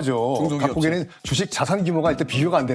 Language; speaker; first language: Korean; native; Korean